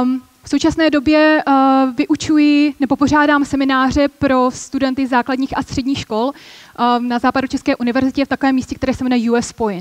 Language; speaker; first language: Czech; native; Czech